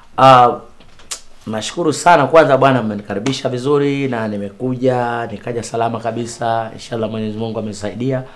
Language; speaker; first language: Swahili; native; Swahili